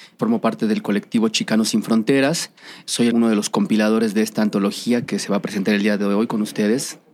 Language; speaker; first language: Spanish; native; Spanish